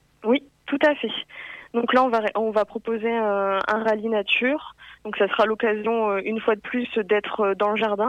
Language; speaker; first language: French; native; French